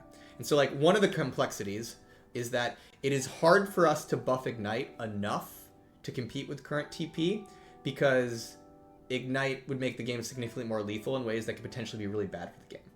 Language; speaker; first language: English; native; English